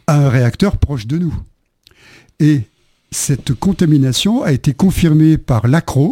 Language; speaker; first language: French; native; French